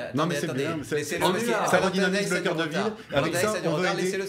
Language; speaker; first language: French; native; French